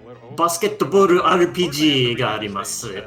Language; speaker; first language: Japanese; non-native, learner; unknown